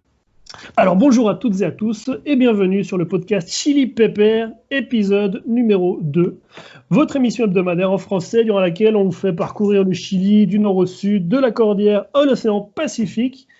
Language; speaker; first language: French; native; French